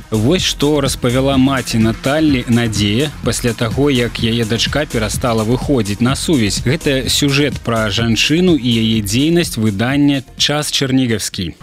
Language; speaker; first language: Belarusian; native; Belarusian